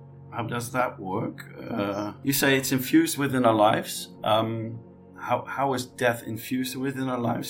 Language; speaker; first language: English; non-native, fluent; Dutch